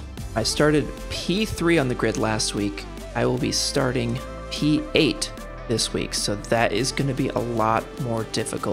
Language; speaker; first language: English; native; English